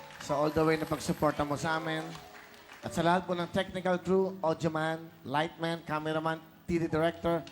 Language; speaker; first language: Filipino; native; Filipino